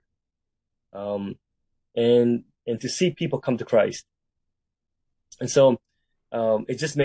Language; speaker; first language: English; native; English